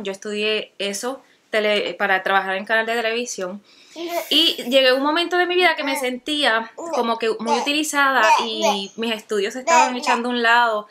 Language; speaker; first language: Spanish; native; Spanish